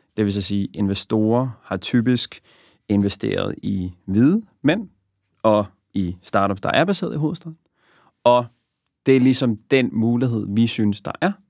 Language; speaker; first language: Danish; early bilingual, other home language; Bosnian